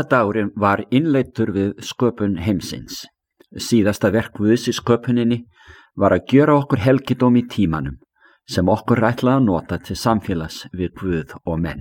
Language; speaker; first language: Icelandic; native; Icelandic